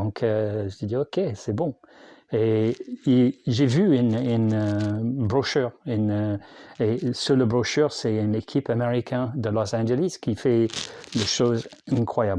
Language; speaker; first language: French; non-native, learner; English